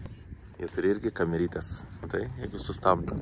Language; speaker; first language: Lithuanian; native; Lithuanian